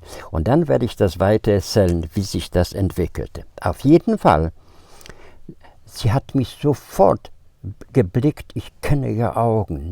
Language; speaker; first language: German; non-native, fluent; Polish